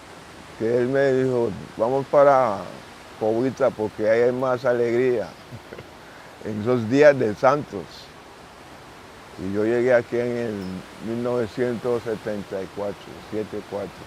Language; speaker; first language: Spanish; non-native, local second language; English